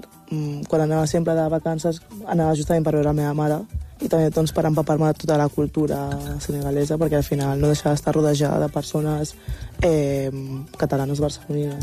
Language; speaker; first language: Catalan; early bilingual, other home language; Wolof